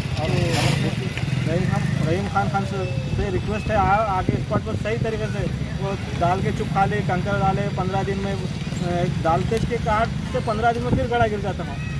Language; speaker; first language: Hindi; non-native, local second language; Urdu